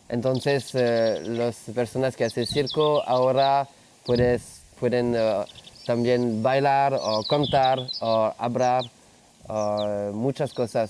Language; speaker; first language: Spanish; non-native, learner; French